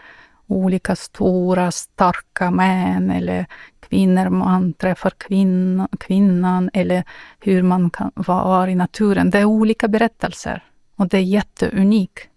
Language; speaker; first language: Swedish; non-native, fluent; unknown